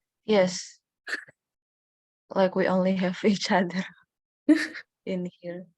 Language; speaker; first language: English; non-native, learner; Indonesian